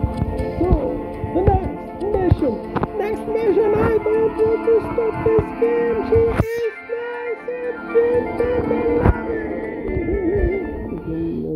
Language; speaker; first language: English; non-native, learner; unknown